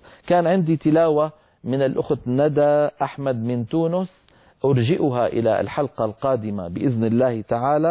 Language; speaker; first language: Arabic; native; Arabic